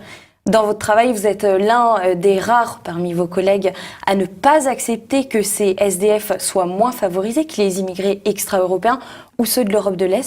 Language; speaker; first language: French; native; French